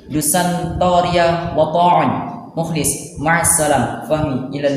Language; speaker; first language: Arabic; non-native, learner; Indonesian